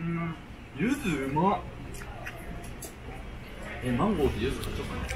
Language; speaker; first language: Japanese; native; Japanese